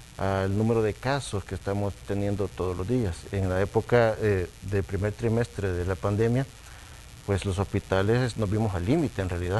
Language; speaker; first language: Spanish; native; Spanish